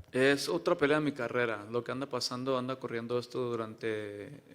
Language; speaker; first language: Spanish; early bilingual, heritage; Spanish